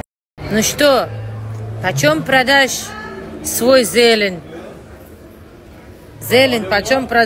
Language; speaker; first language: Russian; non-native, local second language; Uzbek